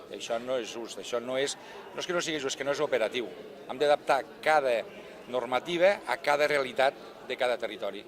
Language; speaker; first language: Catalan; native; Catalan